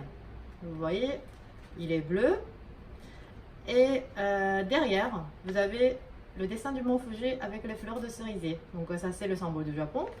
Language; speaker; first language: French; non-native, fluent; Japanese